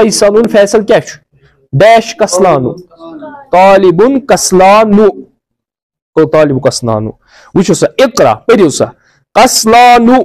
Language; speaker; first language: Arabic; non-native, fluent; Kashmiri